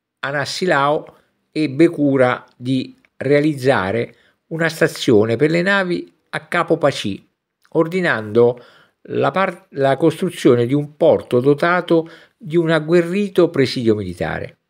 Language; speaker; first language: Italian; native; Italian